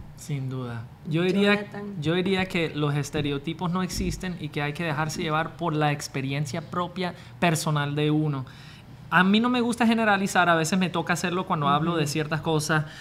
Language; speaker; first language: Spanish; non-native, fluent; English